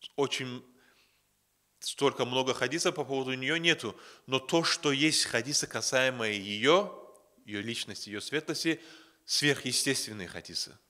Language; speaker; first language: Russian; non-native, local second language; Azerbaijani